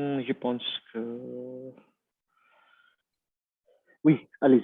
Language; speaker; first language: French; non-native, learner; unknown